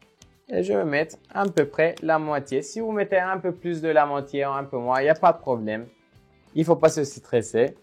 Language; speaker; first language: French; non-native, fluent; Turkish